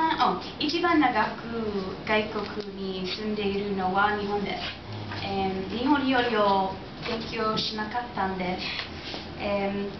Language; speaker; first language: Japanese; non-native, learner; English